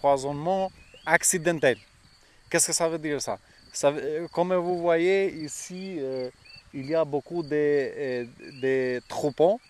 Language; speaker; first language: French; non-native, fluent; Albanian